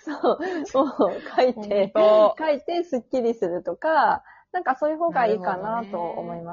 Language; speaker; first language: Japanese; native; Japanese